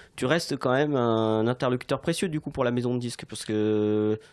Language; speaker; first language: French; native; French